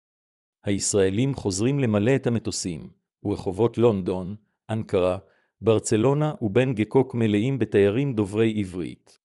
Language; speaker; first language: Hebrew; native; Hebrew